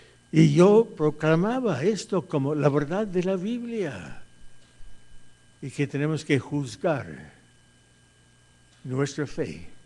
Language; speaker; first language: Spanish; non-native, fluent; English